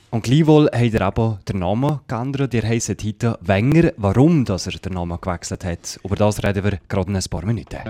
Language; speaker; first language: German; native; German